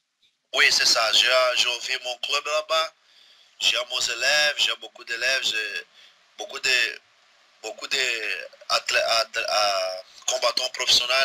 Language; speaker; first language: French; non-native, learner; Portuguese